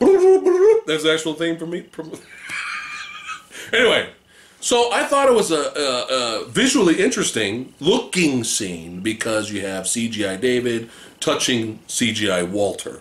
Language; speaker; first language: English; native; English